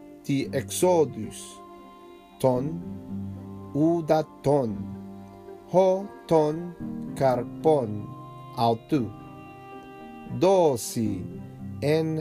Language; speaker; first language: Greek; non-native, learner; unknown